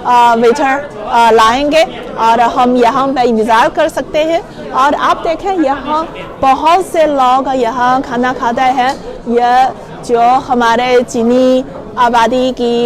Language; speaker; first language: Hindi; non-native, learner; Chinese